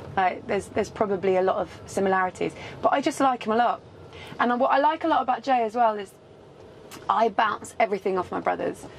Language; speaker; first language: English; native; English